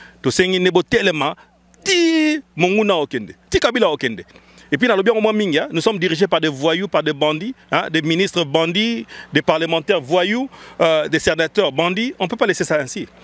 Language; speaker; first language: French; non-native, local second language; Lingala